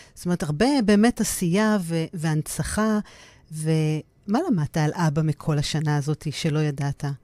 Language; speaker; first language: Hebrew; native; Hebrew